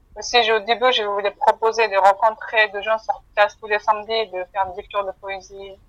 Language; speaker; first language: French; non-native, fluent; Mongolian